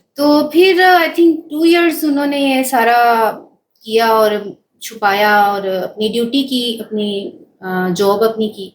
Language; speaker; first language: Urdu; non-native, local second language; Punjabi